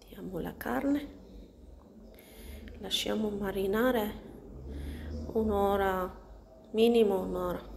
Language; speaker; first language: Italian; non-native, learner; Arabic